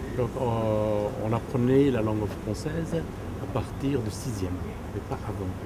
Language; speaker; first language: French; non-native, fluent; Persian